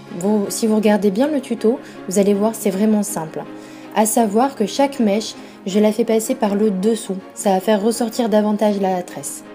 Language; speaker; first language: French; native; French